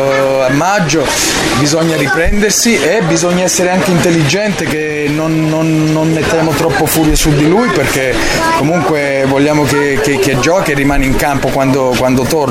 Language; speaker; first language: Italian; early bilingual, heritage; Italian